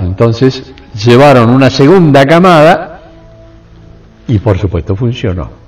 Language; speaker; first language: Spanish; native; Spanish